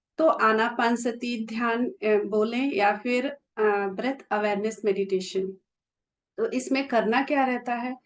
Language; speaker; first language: Hindi; native; Hindi